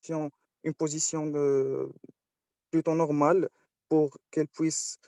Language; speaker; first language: French; non-native, local second language; Arabic